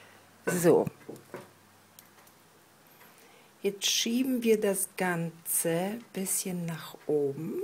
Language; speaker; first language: German; non-native, fluent; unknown